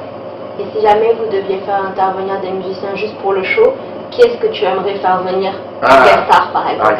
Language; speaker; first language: French; native; French